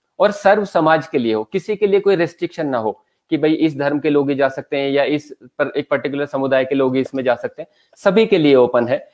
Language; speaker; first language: Hindi; native; Hindi